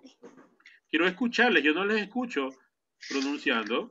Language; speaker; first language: Spanish; native; Spanish